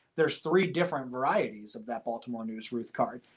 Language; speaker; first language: English; native; English